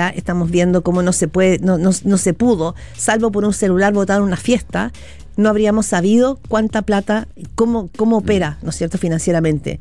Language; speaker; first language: Spanish; native; Spanish